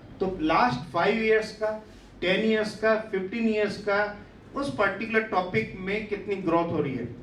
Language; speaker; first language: Hindi; native; Hindi